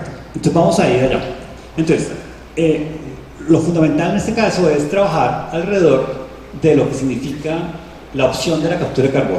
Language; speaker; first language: Spanish; native; Spanish